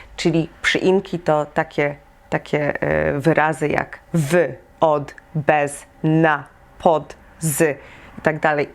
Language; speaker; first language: Polish; native; Polish